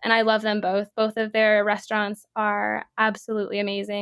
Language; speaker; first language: English; native; English